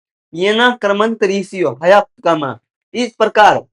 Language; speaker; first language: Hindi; native; Hindi